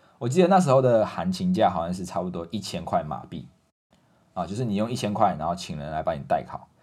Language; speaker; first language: Chinese; native; Chinese